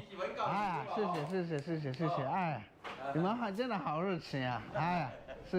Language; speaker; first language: Chinese; non-native, fluent; English